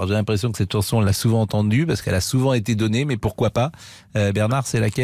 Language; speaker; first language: French; native; French